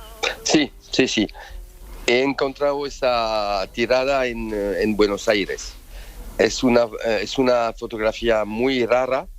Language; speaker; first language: Spanish; non-native, fluent; French